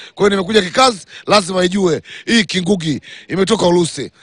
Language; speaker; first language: Swahili; native; Swahili